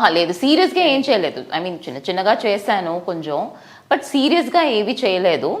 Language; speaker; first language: Telugu; non-native, fluent; Tamil